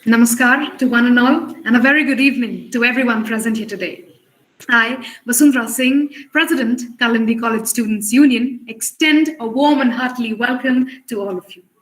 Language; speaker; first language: English; non-native, local second language; Hindi